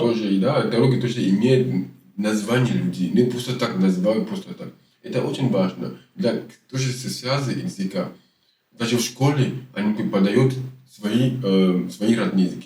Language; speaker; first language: Russian; non-native, fluent; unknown